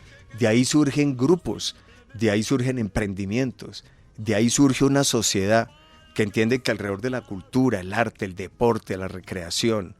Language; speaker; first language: Spanish; native; Spanish